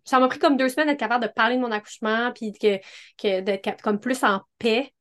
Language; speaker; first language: French; native; French